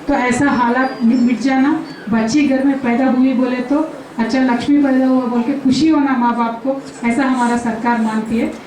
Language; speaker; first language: Hindi; non-native, local second language; Telugu